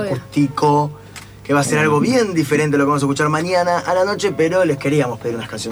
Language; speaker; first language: Spanish; native; Spanish